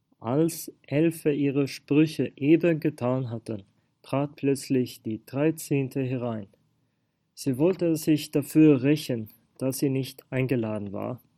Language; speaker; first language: German; non-native, fluent; Swedish